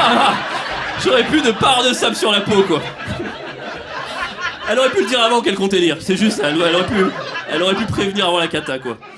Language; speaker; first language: French; native; French